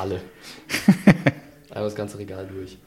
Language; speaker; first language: German; native; German